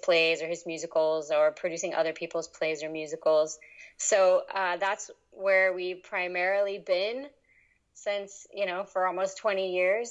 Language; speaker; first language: English; native; English